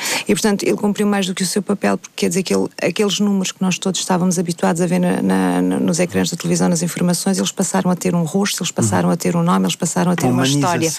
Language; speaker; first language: Portuguese; native; Portuguese